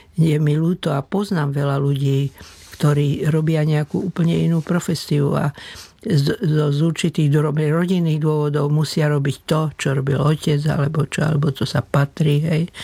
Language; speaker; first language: Slovak; native; Slovak